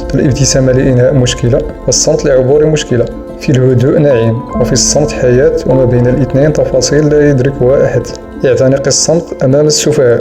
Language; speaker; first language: Arabic; native; Arabic